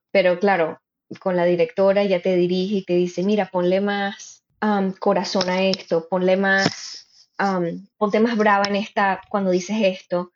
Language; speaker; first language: Spanish; native; Spanish